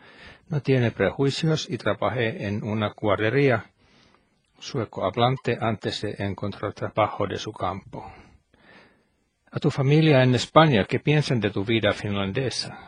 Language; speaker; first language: Spanish; non-native, fluent; Finnish